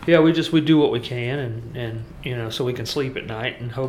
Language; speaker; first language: English; native; English